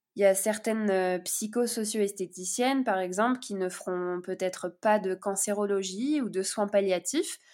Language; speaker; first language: French; native; French